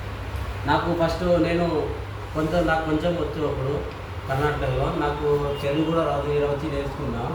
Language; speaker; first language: Telugu; non-native, learner; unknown